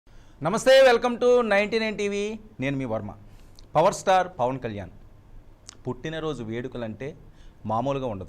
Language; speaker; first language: Telugu; native; Telugu